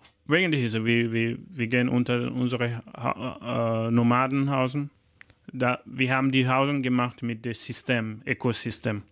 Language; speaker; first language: German; non-native, learner; Fula